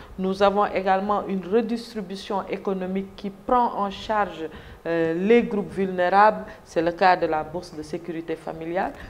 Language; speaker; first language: French; non-native, local second language; Wolof